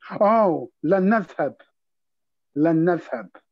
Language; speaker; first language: Arabic; non-native, learner; English